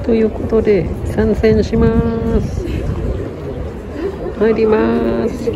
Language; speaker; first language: Japanese; non-native, fluent; Vietnamese